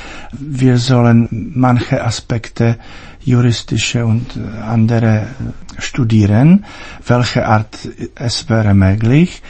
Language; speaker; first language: German; non-native, fluent; Czech